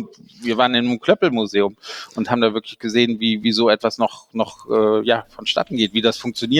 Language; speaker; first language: German; native; German